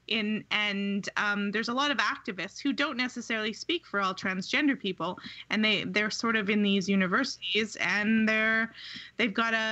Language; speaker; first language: English; native; English